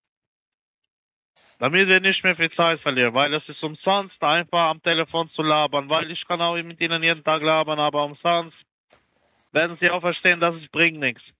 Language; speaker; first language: German; non-native, learner; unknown